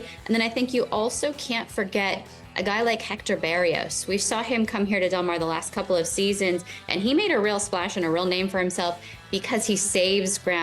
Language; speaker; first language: English; native; English